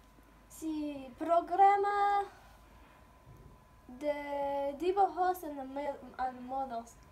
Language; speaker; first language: Spanish; non-native, learner; English